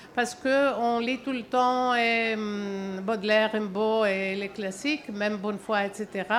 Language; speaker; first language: French; non-native, fluent; Greek